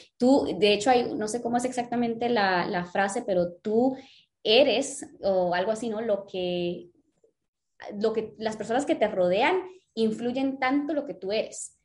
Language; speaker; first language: Spanish; early bilingual, other home language; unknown